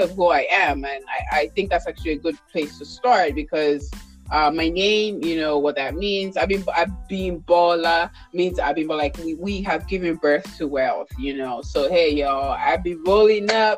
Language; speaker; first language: English; non-native, local second language; Yoruba